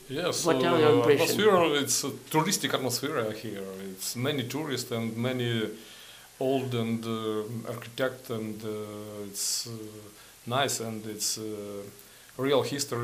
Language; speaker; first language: English; non-native, learner; Ukrainian